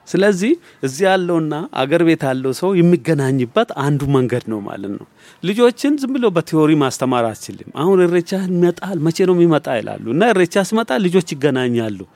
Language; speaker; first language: Amharic; non-native, local second language; Oromo